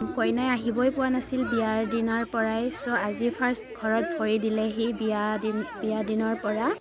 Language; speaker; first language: Assamese; non-native, local second language; Bodo